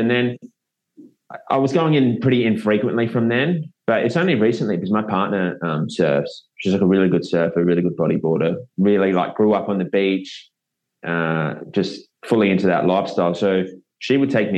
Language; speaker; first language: English; native; English